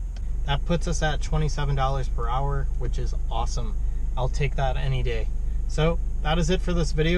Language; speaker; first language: English; native; English